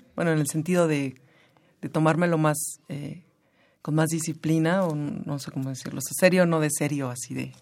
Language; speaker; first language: Spanish; native; Spanish